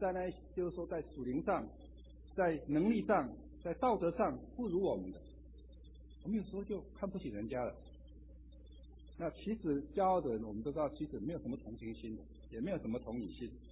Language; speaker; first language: Chinese; native; Chinese